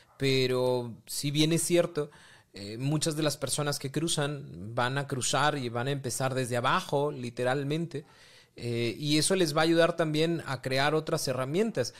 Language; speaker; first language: Spanish; native; Spanish